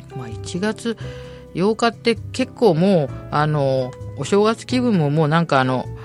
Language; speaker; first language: Japanese; native; Japanese